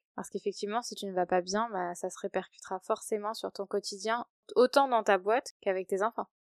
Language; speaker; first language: French; native; French